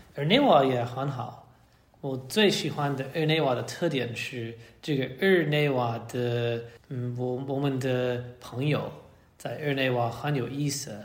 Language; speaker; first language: Chinese; non-native, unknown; English